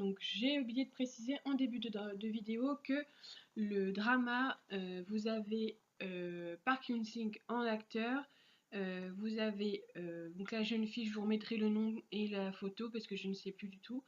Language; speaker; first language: French; native; French